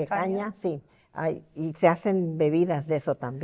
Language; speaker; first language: Spanish; early bilingual, heritage; Spanish